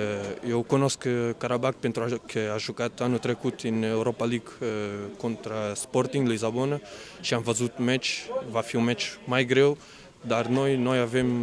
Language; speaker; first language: Romanian; non-native, learner; Portuguese